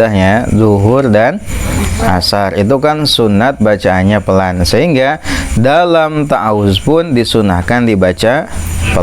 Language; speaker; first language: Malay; non-native, local second language; Sundanese